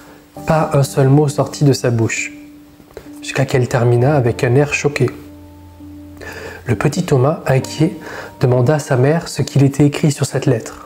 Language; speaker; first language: French; native; French